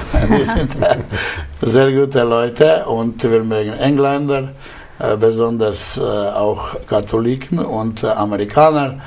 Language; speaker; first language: German; non-native, learner; Slovenian